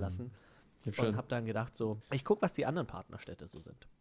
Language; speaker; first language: German; native; German